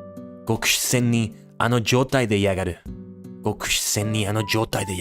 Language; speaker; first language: Japanese; non-native, learner; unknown